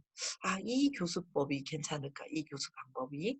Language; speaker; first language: Korean; native; Korean